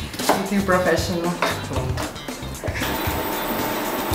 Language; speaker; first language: English; non-native, learner; Russian